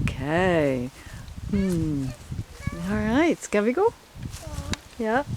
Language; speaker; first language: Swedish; non-native, learner; English